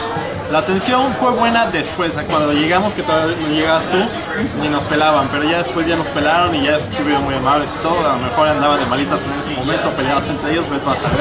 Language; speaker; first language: Spanish; native; Spanish